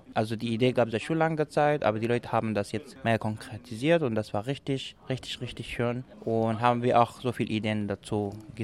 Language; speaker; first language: German; non-native, local second language; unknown